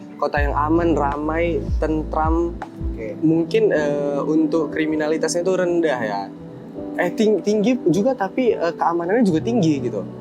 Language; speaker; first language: Indonesian; native; Indonesian